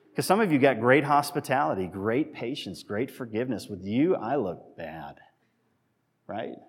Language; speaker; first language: English; native; English